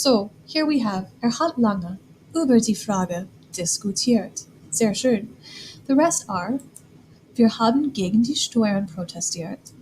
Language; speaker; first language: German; non-native, fluent; English